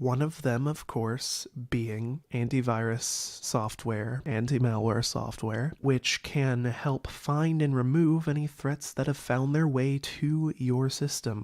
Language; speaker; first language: English; native; English